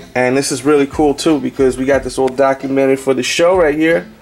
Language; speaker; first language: English; native; English